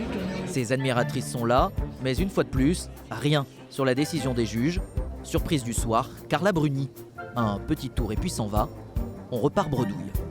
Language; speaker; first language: French; native; French